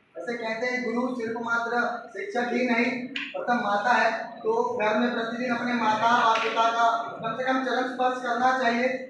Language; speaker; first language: Hindi; non-native, local second language; Bangla